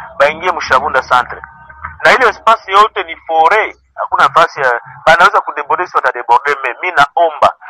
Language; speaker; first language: Swahili; native; Swahili